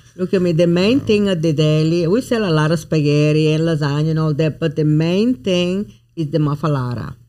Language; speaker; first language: English; non-native, fluent; Italian